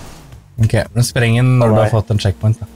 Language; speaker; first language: Norwegian; native; Norwegian